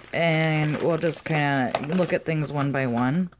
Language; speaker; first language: English; native; English